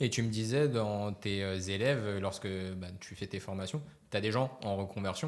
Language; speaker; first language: French; native; French